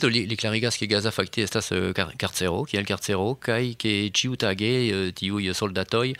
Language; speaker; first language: French; native; French